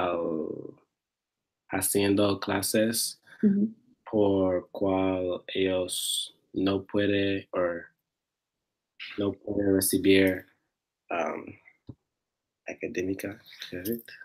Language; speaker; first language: Spanish; non-native, learner; English